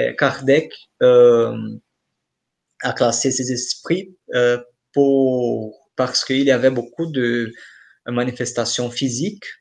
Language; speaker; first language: French; non-native, fluent; Portuguese